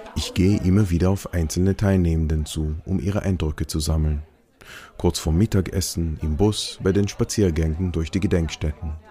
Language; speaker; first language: German; non-native, fluent; Hebrew